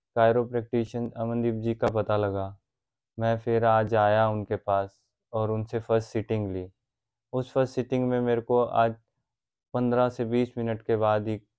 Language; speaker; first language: Hindi; native; Hindi